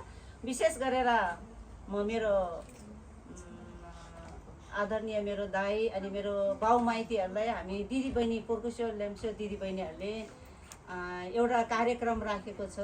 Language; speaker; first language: Nepali; non-native, local second language; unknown